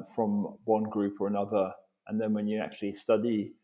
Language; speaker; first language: English; native; English